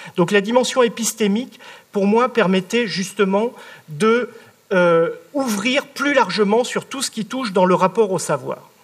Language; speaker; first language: French; native; French